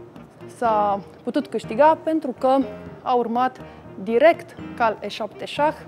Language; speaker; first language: Romanian; native; Romanian